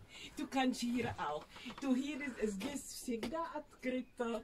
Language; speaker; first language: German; non-native, fluent; Czech